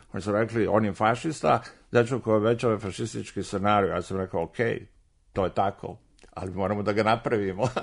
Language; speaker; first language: Serbian; native; Serbian